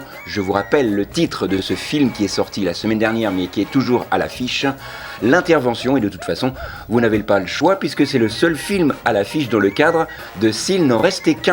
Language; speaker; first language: French; native; French